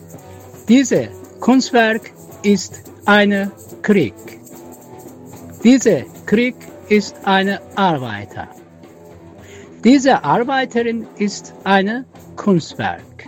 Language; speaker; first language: German; non-native, learner; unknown